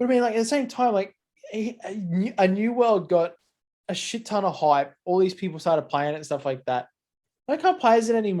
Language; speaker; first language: English; native; English